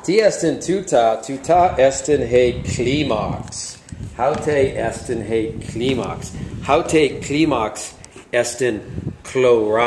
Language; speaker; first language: Greek; non-native, learner; English